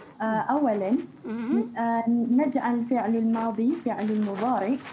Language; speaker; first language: Arabic; non-native, learner; Malay